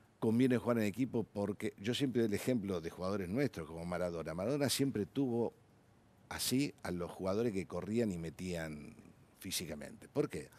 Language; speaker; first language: Spanish; native; Spanish